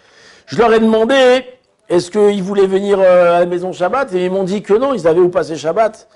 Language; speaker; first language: French; native; French